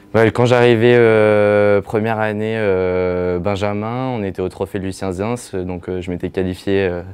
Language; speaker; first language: French; native; French